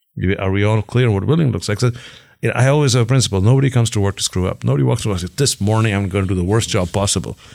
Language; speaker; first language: English; non-native, local second language; Hindi